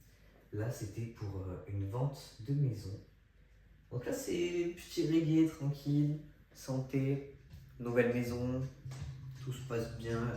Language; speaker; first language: French; native; French